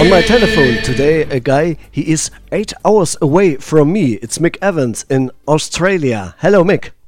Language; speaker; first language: English; non-native, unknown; German